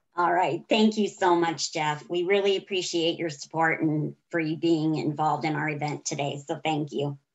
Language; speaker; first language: English; native; English